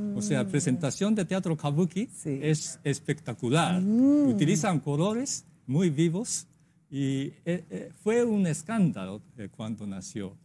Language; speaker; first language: Spanish; non-native, fluent; Japanese